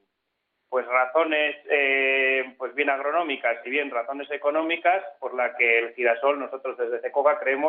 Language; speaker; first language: Spanish; native; Spanish